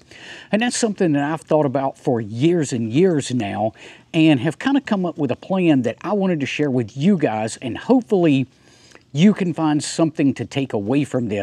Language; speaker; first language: English; native; English